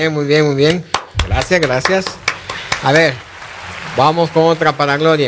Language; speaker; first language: Spanish; native; Spanish